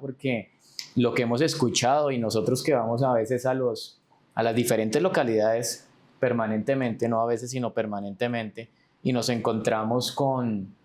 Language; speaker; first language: Spanish; native; Spanish